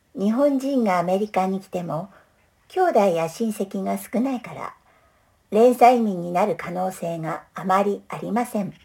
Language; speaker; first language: Japanese; non-native, fluent; English